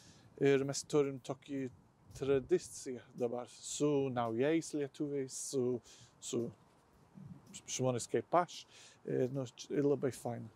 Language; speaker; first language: Lithuanian; non-native, learner; English